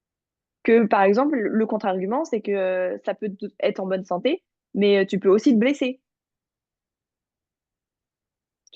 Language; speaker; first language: French; native; French